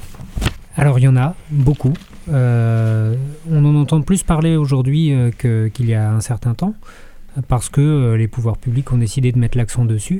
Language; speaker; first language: French; native; French